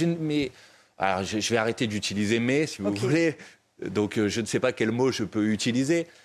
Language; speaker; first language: French; native; French